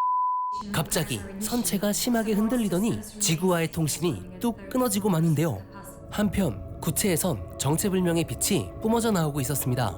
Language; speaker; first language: Korean; native; Korean